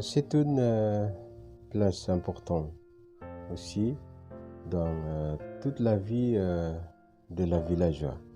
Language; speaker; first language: French; non-native, fluent; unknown